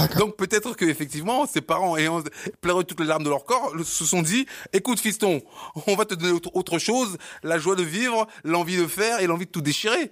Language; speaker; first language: French; early bilingual, other home language; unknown